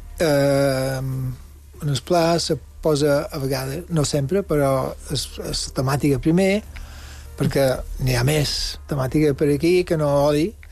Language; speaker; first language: Catalan; non-native, local second language; English